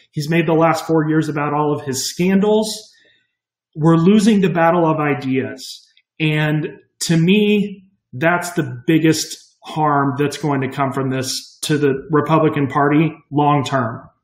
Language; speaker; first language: English; native; English